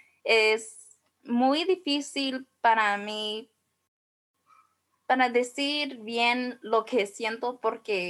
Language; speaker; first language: Spanish; early bilingual, heritage; Spanish